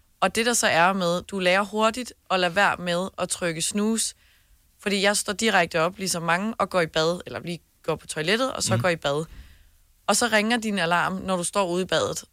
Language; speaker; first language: Danish; native; Danish